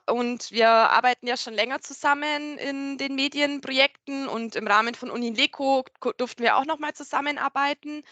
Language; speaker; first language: German; native; German